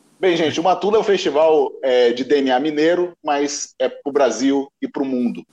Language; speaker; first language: Portuguese; native; Portuguese